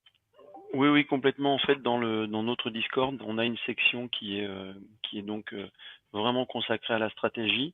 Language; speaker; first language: French; native; French